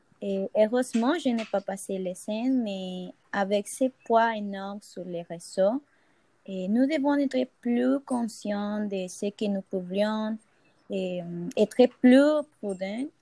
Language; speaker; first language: French; non-native, fluent; Spanish